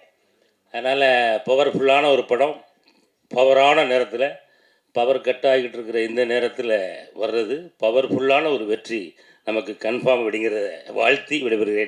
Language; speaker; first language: Tamil; native; Tamil